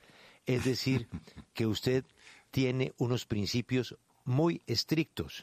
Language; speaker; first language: Spanish; native; Spanish